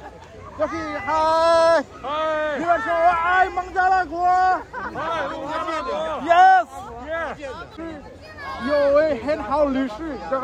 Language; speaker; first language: Chinese; non-native, learner; Bangla